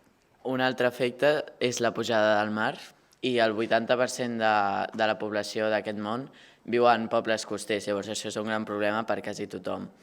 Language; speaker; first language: Catalan; native; Catalan